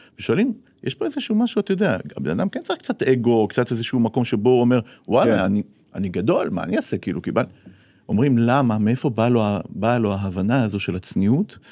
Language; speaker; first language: Hebrew; native; Hebrew